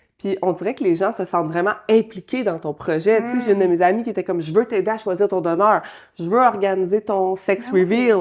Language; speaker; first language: French; native; French